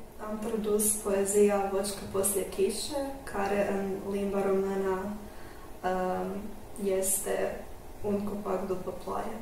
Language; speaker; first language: Romanian; non-native, learner; Croatian